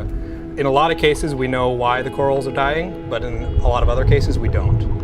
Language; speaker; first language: English; native; English